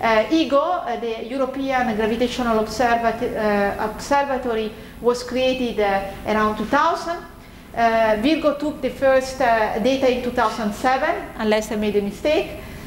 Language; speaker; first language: English; non-native, fluent; Italian